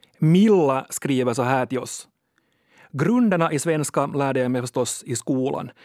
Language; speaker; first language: Swedish; native; Swedish